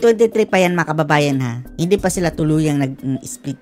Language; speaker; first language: Filipino; native; Filipino